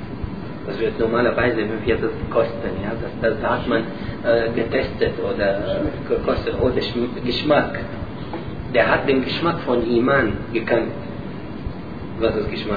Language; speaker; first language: German; non-native, learner; Arabic